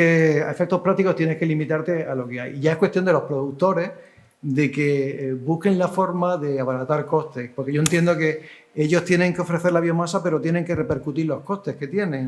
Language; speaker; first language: Spanish; native; Spanish